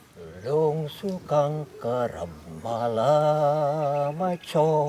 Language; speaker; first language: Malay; non-native, local second language; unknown